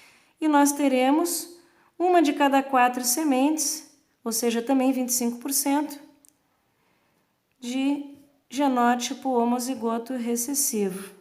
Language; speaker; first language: Portuguese; native; Portuguese